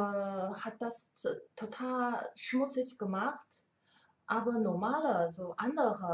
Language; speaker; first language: German; non-native, learner; Chinese